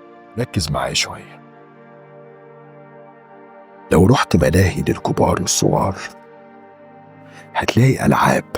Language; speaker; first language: Arabic; native; Arabic